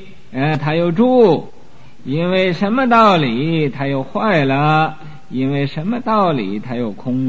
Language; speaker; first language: Chinese; native; Chinese